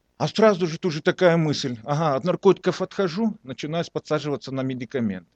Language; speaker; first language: Russian; native; Russian